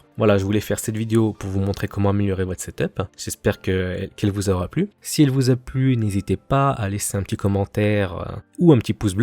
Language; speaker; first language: French; native; French